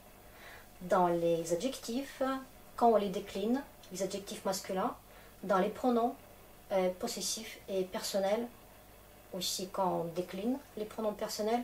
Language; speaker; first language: French; non-native, fluent; Russian